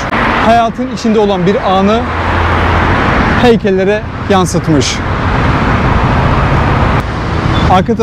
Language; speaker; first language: Turkish; native; Turkish